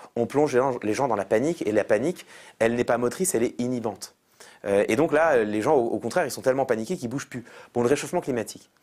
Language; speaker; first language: French; native; French